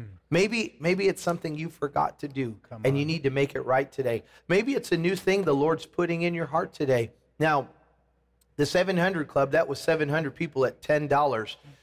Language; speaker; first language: English; native; English